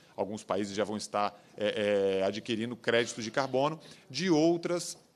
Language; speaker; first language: Portuguese; native; Portuguese